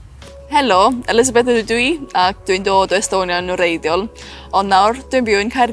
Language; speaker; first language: Welsh; non-native, fluent; Estonian